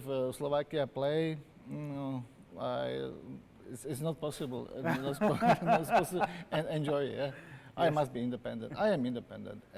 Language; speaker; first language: English; non-native, learner; Slovak